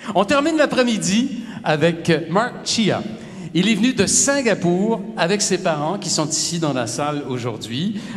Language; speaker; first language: French; native; French